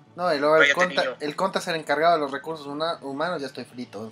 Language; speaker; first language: Spanish; native; Spanish